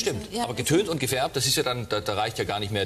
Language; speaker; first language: German; native; German